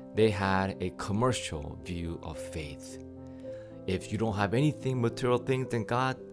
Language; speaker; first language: English; native; English